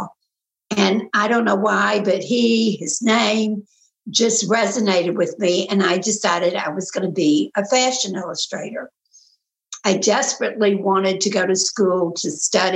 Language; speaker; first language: English; native; English